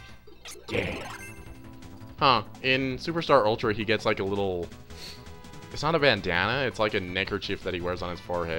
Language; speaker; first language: English; native; English